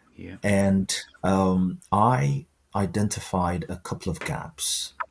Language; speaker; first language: English; non-native, fluent; Amharic